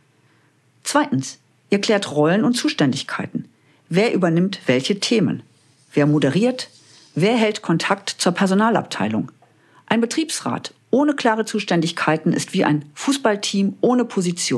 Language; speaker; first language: German; native; German